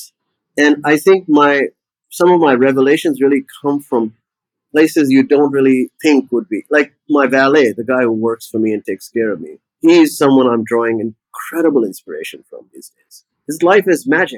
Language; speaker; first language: English; non-native, local second language; Urdu